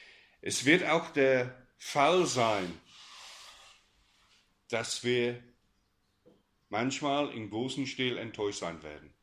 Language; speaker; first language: German; non-native, fluent; English